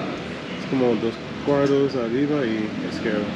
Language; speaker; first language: Spanish; non-native, learner; English